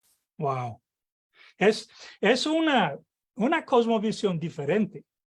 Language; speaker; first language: Spanish; non-native, fluent; English